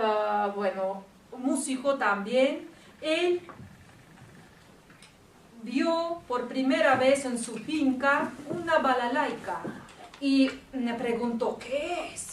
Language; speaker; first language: Spanish; non-native, fluent; Russian